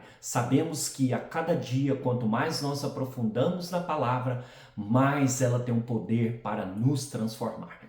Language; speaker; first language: Portuguese; native; Portuguese